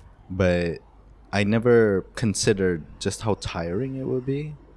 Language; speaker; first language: English; non-native, local second language; Malay